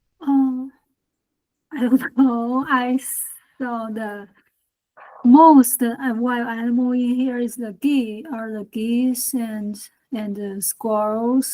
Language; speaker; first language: English; non-native, learner; Chinese